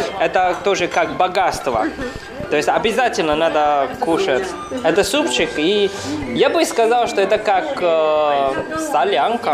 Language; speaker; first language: Russian; non-native, learner; Chinese